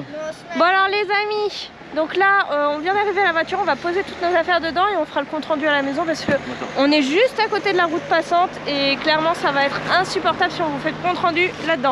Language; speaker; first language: French; native; French